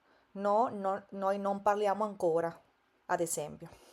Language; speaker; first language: Italian; non-native, fluent; Spanish